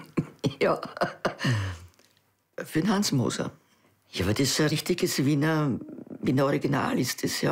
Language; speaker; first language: German; native; German